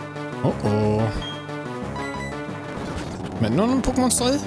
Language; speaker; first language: French; non-native, learner; German